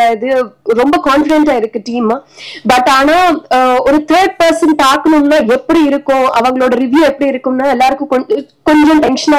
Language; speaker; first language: Tamil; non-native, learner; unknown